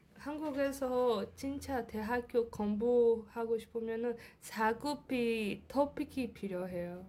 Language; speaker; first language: Korean; non-native, learner; Portuguese